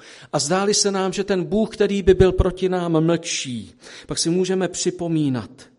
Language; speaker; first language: Czech; native; Czech